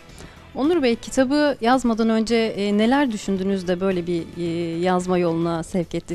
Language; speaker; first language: Turkish; native; Turkish